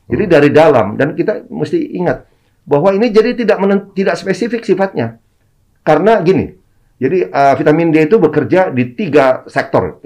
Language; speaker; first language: Indonesian; native; Indonesian